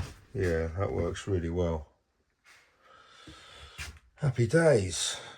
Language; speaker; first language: English; native; English